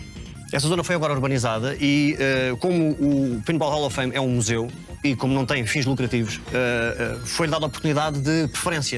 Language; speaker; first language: Portuguese; native; Portuguese